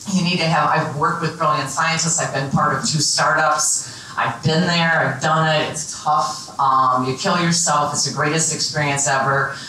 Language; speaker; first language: English; native; English